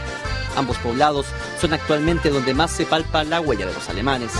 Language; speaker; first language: Spanish; native; Spanish